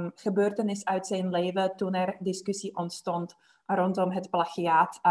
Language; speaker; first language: Dutch; non-native, fluent; Czech